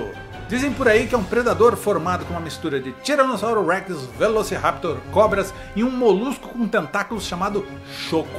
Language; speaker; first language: Portuguese; native; Portuguese